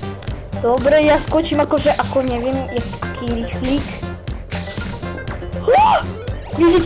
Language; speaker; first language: Slovak; non-native, learner; Ukrainian